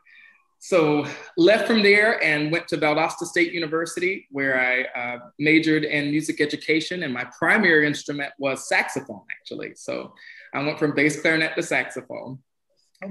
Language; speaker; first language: English; native; English